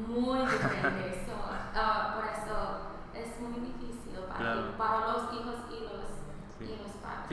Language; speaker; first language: Spanish; early bilingual, heritage; Spanish